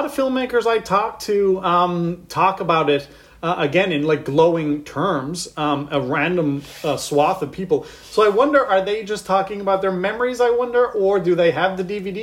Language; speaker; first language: English; native; English